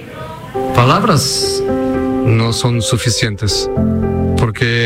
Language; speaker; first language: Spanish; non-native, fluent; Portuguese